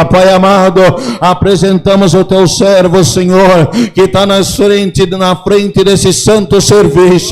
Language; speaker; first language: Portuguese; native; Portuguese